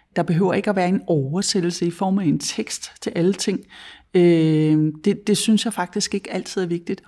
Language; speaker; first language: Danish; native; Danish